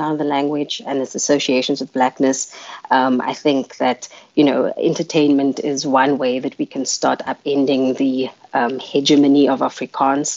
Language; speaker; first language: English; non-native, local second language; Afrikaans